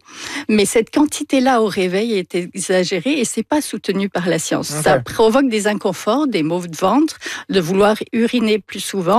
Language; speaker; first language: French; native; French